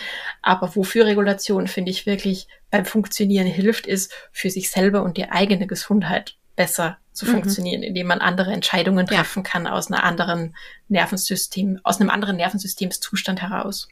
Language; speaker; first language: German; native; German